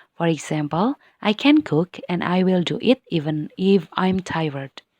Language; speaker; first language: English; non-native, fluent; Indonesian